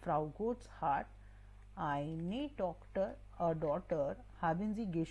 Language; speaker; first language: German; non-native, fluent; Hindi